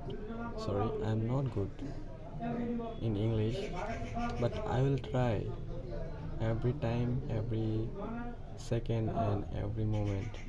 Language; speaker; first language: English; non-native, learner; Bangla